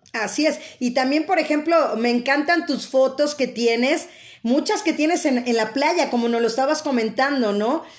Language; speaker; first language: Spanish; native; Spanish